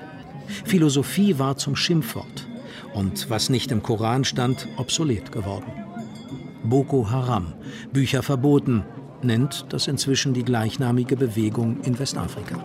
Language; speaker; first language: German; native; German